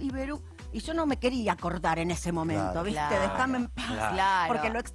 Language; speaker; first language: Spanish; native; Spanish